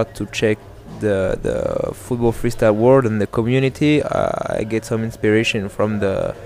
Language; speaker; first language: English; non-native, fluent; French